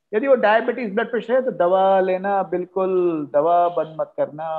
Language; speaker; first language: Hindi; non-native, local second language; Marathi